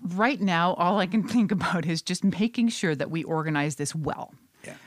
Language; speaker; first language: English; non-native, fluent; Dutch